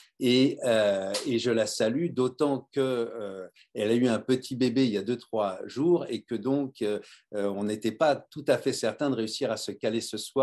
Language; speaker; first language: French; native; French